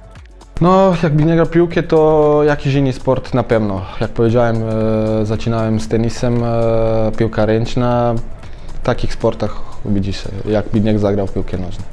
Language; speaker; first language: Polish; non-native, fluent; Croatian